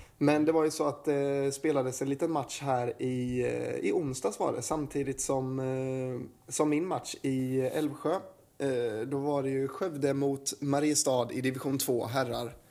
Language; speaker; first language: Swedish; native; Swedish